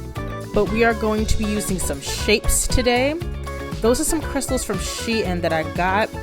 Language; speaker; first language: English; native; English